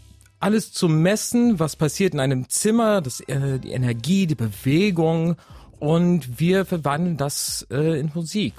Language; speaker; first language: German; non-native, fluent; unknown